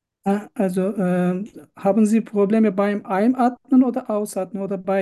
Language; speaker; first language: German; non-native, learner; Turkish